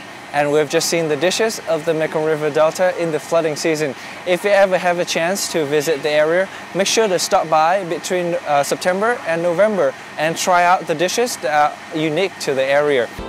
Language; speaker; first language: English; non-native, fluent; Vietnamese